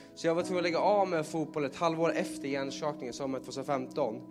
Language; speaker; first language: Swedish; native; Swedish